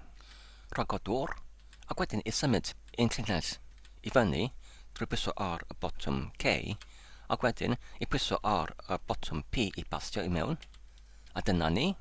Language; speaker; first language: Welsh; non-native, local second language; English